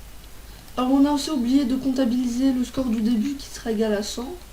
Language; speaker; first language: French; native; French